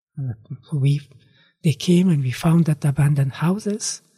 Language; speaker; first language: English; non-native, fluent; Persian